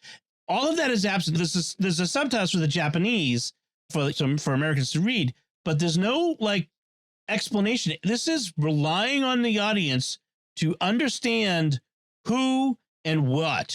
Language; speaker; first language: English; native; English